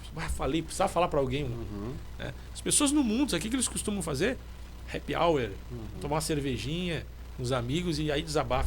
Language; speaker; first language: Portuguese; native; Portuguese